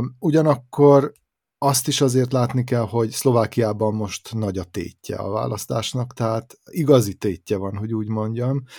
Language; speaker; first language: Hungarian; native; Hungarian